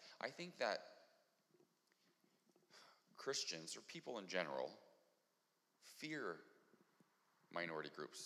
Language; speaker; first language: English; native; English